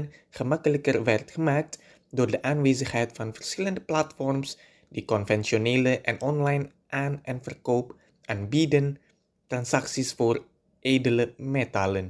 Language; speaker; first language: Dutch; non-native, fluent; Indonesian